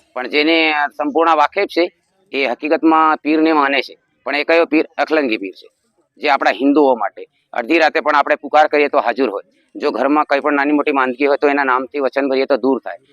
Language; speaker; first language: Gujarati; non-native, local second language; Bhili